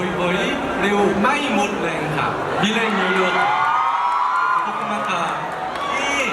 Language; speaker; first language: Thai; non-native, learner; Korean